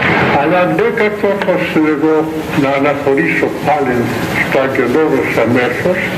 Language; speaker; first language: Greek; non-native, fluent; Russian